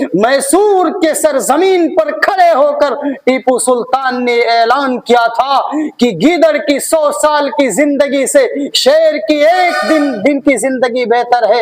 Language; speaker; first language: Urdu; native; Urdu